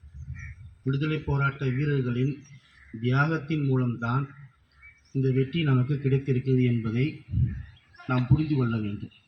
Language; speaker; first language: Tamil; native; Tamil